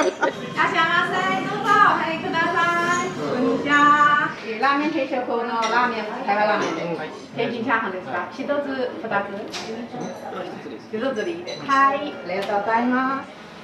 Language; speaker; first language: Japanese; non-native, fluent; Chinese